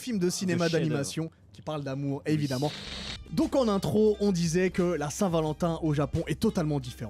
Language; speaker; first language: French; native; French